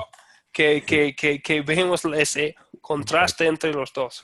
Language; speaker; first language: Spanish; non-native, fluent; English